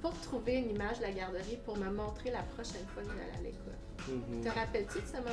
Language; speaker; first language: French; native; French